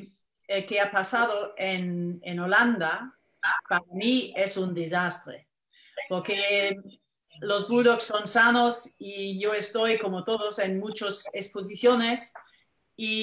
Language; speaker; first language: Spanish; non-native, fluent; German